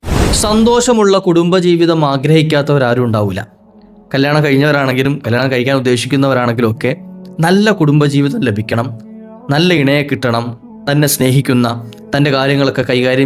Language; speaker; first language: Malayalam; native; Malayalam